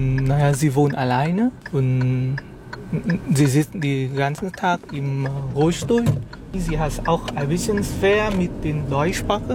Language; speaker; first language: German; non-native, fluent; Vietnamese